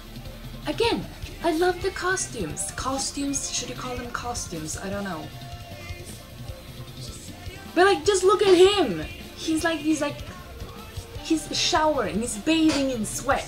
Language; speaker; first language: English; non-native, fluent; Swedish